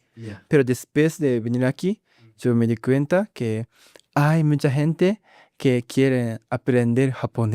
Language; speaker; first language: Spanish; non-native, learner; Japanese